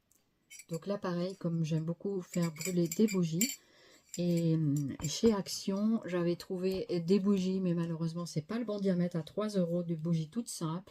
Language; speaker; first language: French; native; French